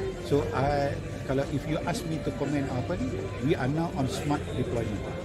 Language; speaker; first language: English; non-native, local second language; Malay